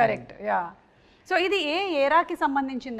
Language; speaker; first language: Telugu; native; Telugu